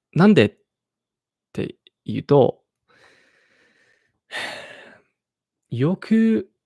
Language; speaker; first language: Japanese; non-native, learner; English